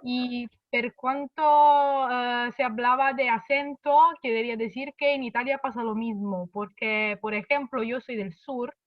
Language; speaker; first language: Spanish; non-native, fluent; Italian